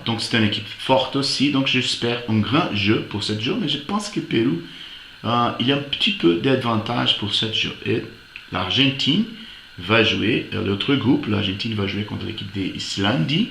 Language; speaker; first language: French; non-native, fluent; Portuguese